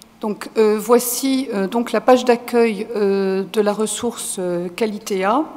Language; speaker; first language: French; native; French